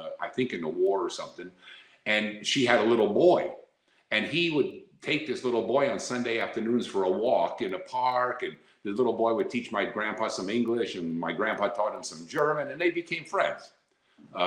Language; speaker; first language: English; native; English